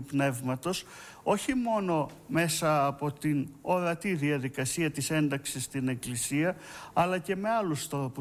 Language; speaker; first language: Greek; native; Greek